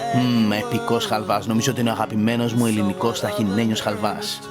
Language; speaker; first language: Greek; native; Greek